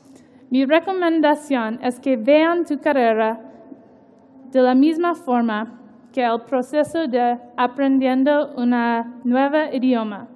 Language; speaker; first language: Spanish; non-native, learner; English